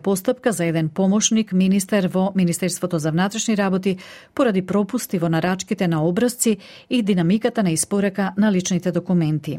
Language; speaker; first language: Macedonian; native; Macedonian